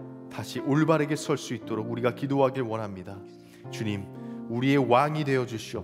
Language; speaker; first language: Korean; native; Korean